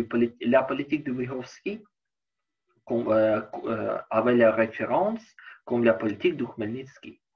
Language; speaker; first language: French; non-native, learner; Ukrainian